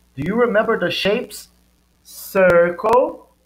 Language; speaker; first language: English; non-native, fluent; Portuguese